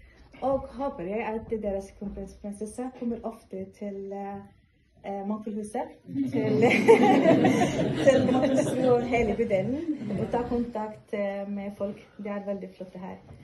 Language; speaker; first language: Norwegian; non-native, fluent; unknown